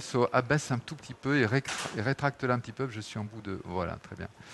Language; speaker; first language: French; native; French